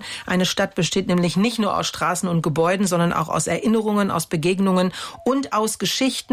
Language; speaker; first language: German; native; German